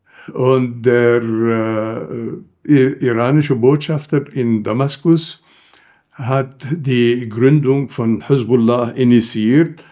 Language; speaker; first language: German; non-native, fluent; Arabic